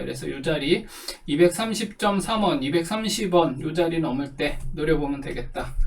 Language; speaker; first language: Korean; native; Korean